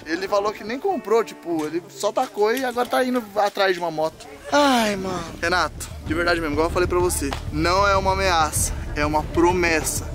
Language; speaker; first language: Portuguese; native; Portuguese